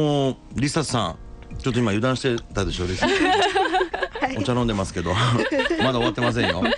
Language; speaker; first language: Japanese; native; Japanese